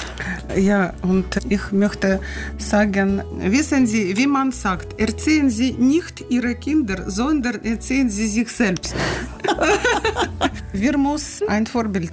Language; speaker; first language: German; non-native, learner; Russian